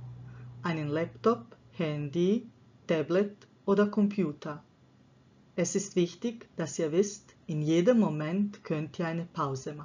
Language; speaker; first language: German; non-native, fluent; Croatian